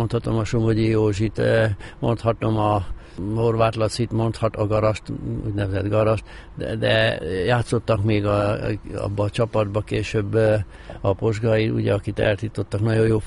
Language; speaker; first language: Hungarian; native; Hungarian